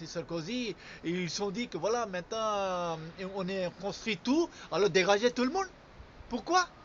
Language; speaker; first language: French; non-native, fluent; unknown